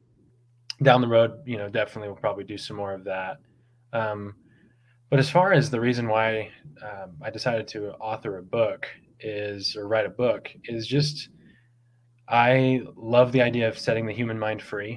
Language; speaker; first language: English; native; English